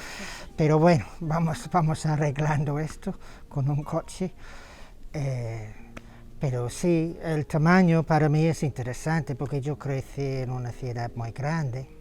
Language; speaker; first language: Spanish; non-native, fluent; English